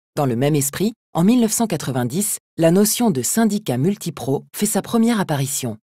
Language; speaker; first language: French; native; French